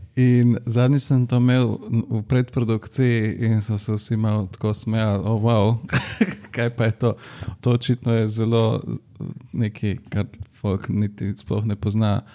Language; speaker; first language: Slovenian; native; Slovenian